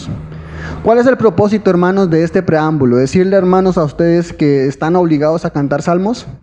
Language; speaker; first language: Spanish; native; Spanish